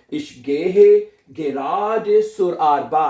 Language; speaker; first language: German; non-native, learner; Urdu